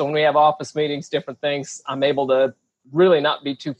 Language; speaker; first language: English; native; English